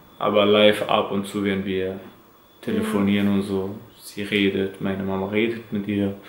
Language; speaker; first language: German; non-native, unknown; Central Kurdish